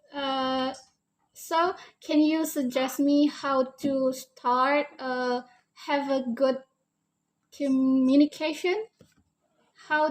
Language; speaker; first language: English; non-native, learner; Indonesian